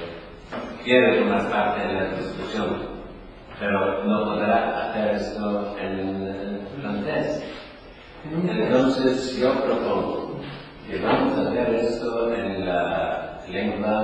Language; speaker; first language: Spanish; non-native, learner; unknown